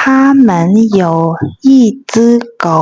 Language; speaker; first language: Chinese; non-native, fluent; Burmese